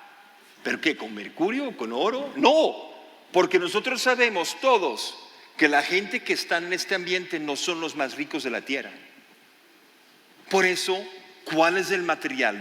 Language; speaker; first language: Spanish; non-native, fluent; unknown